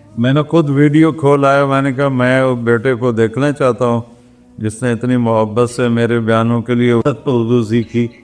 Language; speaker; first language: Urdu; non-native, local second language; Punjabi